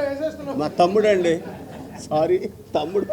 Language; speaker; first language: Telugu; native; Telugu